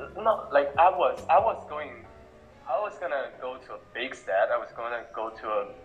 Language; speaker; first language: English; non-native, local second language; Cantonese